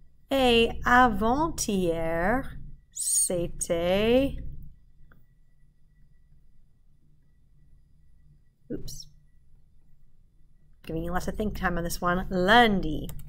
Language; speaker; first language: English; native; English